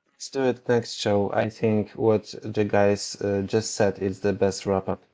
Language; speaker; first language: English; non-native, fluent; Polish